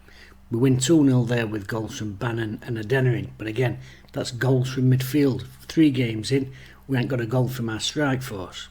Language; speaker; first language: English; native; English